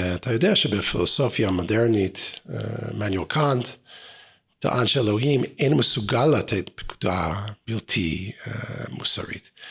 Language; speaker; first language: Hebrew; non-native, fluent; English